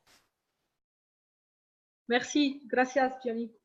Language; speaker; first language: Spanish; non-native, fluent; French